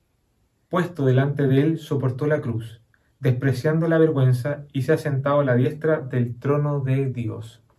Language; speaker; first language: Spanish; native; Spanish